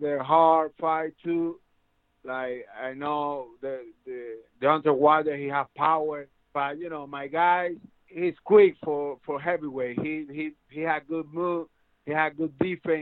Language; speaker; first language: English; non-native, learner; Spanish